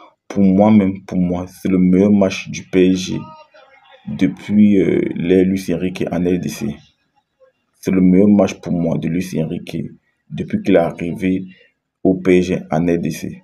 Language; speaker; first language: French; native; French